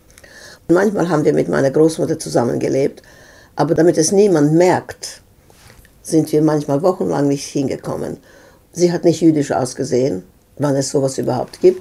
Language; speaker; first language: German; non-native, fluent; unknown